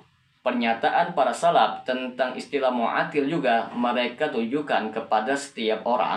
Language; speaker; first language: Indonesian; native; Indonesian